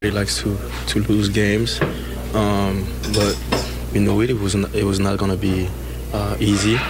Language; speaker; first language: English; non-native, fluent; French